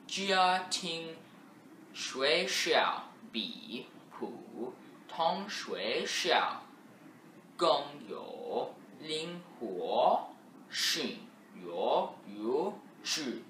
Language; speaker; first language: Chinese; non-native, learner; English